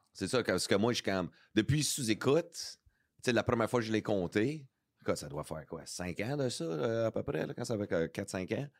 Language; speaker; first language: French; early bilingual, heritage; English